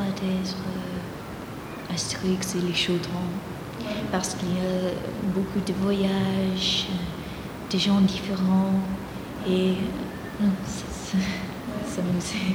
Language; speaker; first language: French; non-native, fluent; Greek